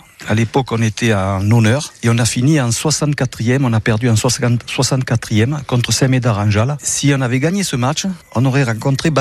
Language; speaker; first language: French; native; French